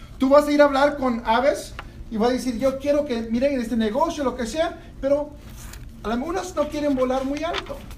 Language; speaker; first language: Spanish; early bilingual, heritage; Spanish